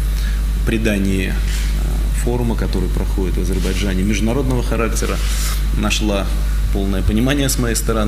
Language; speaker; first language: Russian; native; Russian